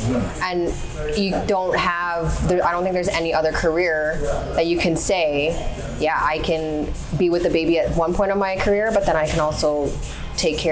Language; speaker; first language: English; native; English